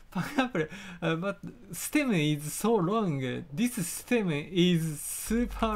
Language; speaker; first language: English; non-native, learner; Japanese